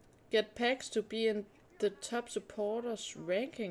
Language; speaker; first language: English; non-native, fluent; Danish